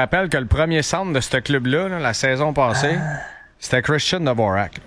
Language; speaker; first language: French; native; French